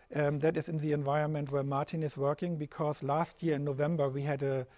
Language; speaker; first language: English; non-native, fluent; German